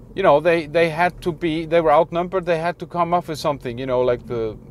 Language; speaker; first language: English; non-native, fluent; Icelandic